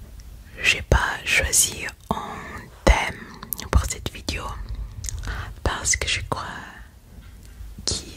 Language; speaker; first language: French; non-native, learner; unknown